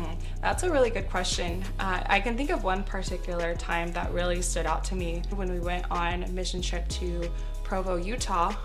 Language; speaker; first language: English; native; English